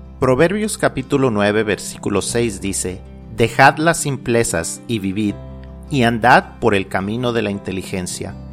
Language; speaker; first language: Spanish; native; Spanish